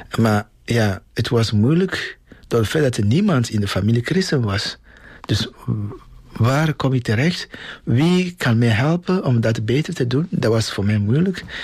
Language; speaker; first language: Dutch; non-native, fluent; Ewe